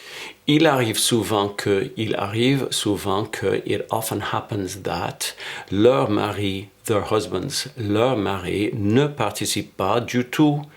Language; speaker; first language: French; non-native, fluent; English